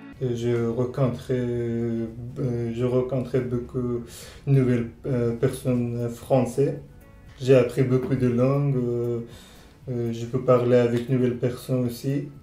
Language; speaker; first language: French; non-native, learner; Persian